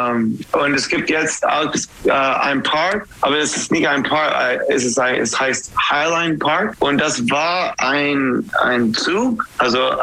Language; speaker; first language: German; non-native, learner; English